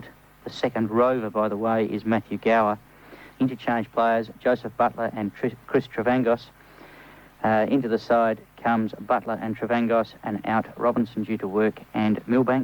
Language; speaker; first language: English; native; English